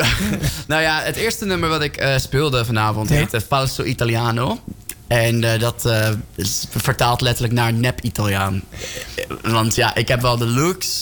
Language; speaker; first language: Dutch; native; Dutch